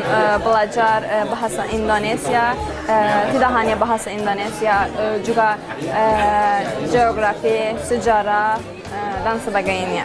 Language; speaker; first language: Indonesian; non-native, learner; Azerbaijani